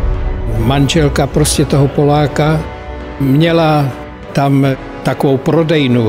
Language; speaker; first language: Czech; early bilingual, heritage; Czech